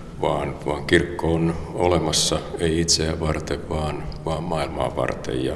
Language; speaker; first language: Finnish; native; Finnish